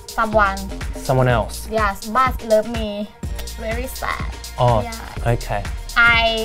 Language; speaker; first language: English; non-native, learner; Thai